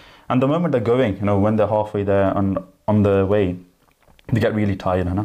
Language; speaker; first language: English; early bilingual, other home language; Punjabi